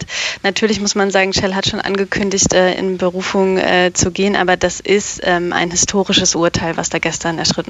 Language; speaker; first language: German; native; German